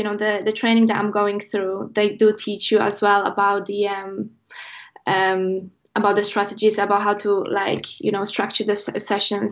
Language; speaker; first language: English; non-native, fluent; Polish